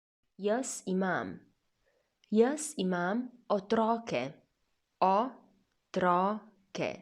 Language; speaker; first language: Slovenian; non-native, fluent; Chinese